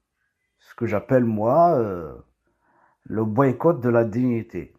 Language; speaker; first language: French; non-native, local second language; Kabyle